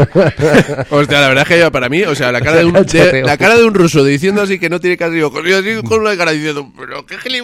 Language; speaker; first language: Spanish; native; Spanish